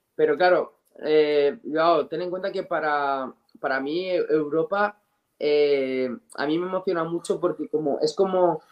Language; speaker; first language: Spanish; native; Spanish